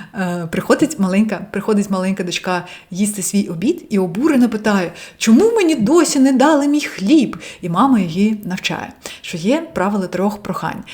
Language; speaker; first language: Ukrainian; non-native, local second language; Russian